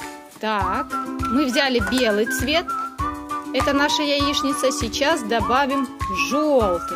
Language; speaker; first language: Russian; native; Russian